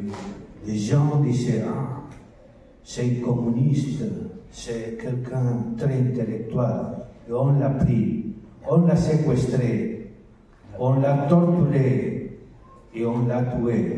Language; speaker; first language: French; non-native, learner; Spanish